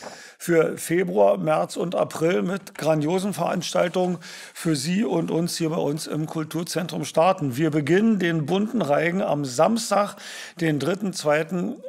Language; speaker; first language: German; native; German